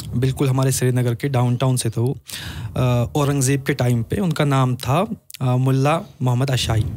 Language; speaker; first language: Urdu; non-native, local second language; Kashmiri